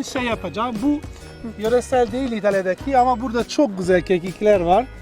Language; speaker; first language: Turkish; non-native, learner; Italian